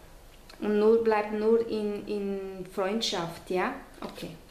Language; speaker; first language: German; non-native, fluent; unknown